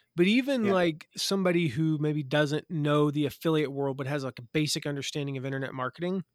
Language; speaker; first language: English; native; English